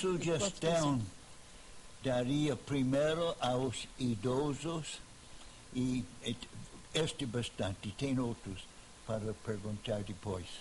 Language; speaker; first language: Portuguese; non-native, fluent; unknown